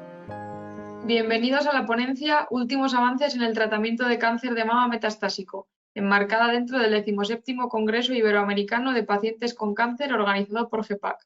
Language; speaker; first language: Spanish; native; Spanish